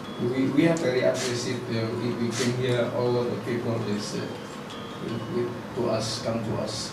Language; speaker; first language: English; non-native, learner; Indonesian